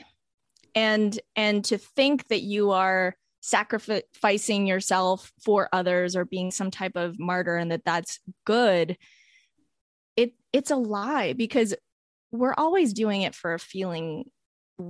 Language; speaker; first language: English; native; English